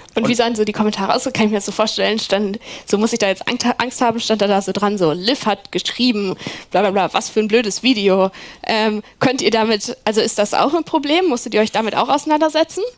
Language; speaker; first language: German; native; German